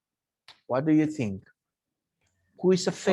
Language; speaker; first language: English; non-native, fluent; Spanish